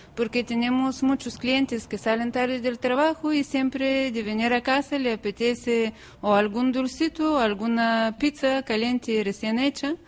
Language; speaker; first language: Spanish; non-native, fluent; Bulgarian